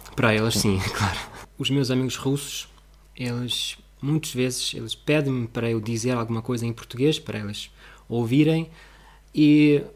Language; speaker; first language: Portuguese; non-native, fluent; Russian